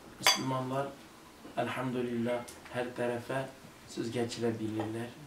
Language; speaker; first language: Turkish; native; Turkish